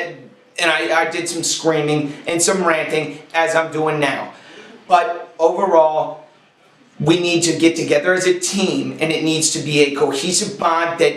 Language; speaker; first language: English; native; English